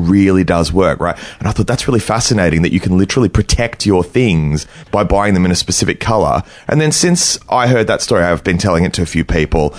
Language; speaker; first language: English; native; English